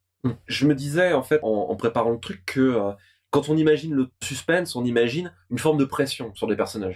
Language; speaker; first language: French; native; French